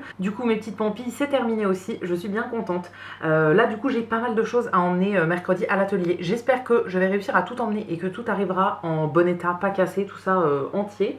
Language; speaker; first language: French; native; French